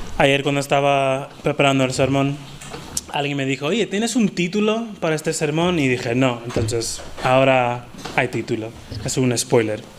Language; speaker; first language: Spanish; non-native, fluent; English